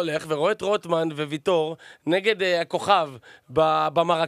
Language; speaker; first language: Hebrew; native; Hebrew